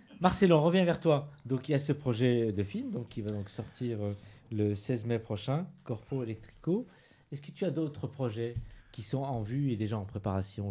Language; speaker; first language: French; native; French